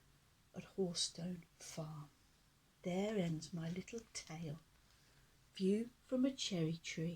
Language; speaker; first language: English; native; English